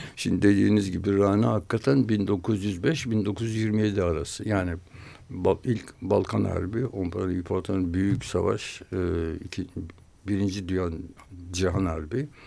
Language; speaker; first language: Turkish; native; Turkish